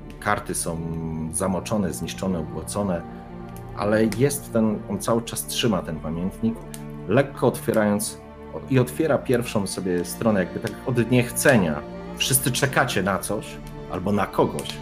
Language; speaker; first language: Polish; native; Polish